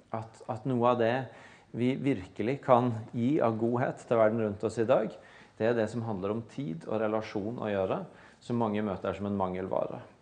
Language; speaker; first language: Norwegian; native; Norwegian